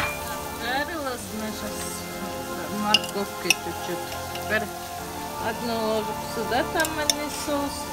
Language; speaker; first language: Russian; non-native, learner; Tajik